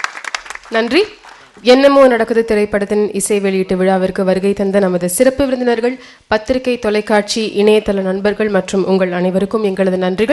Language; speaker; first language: Tamil; native; Tamil